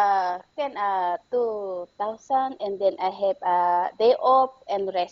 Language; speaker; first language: English; non-native, learner; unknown